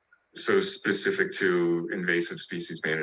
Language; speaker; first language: English; native; English